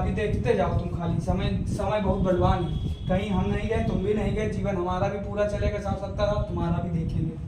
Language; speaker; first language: Hindi; native; Hindi